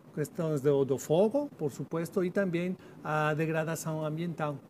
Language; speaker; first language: Portuguese; non-native, learner; Spanish